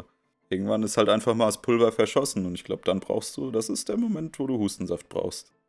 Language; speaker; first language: German; native; German